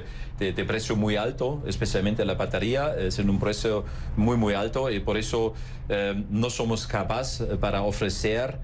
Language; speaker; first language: Spanish; non-native, fluent; German